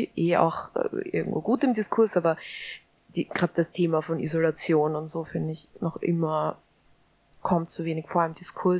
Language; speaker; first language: German; native; German